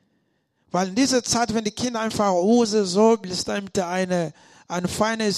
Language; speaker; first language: German; non-native, learner; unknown